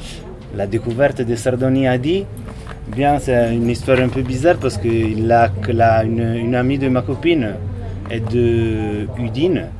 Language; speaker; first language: French; non-native, fluent; Italian